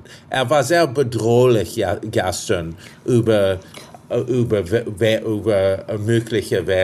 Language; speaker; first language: German; non-native, fluent; English